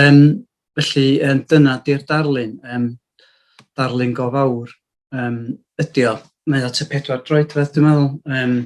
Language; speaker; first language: Welsh; native; Welsh